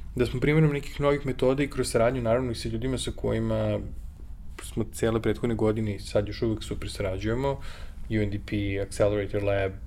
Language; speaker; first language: Serbian; native; Serbian